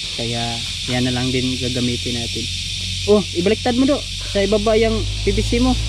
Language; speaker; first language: Filipino; non-native, local second language; Cebuano